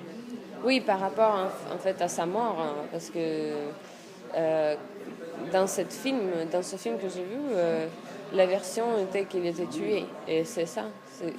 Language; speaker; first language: French; non-native, fluent; Russian